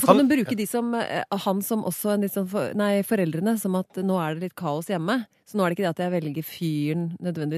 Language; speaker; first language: Norwegian; native; Norwegian